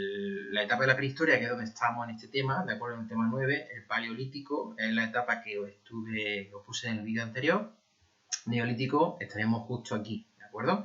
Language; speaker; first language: Spanish; native; Spanish